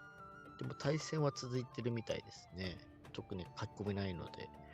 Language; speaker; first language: Japanese; native; Japanese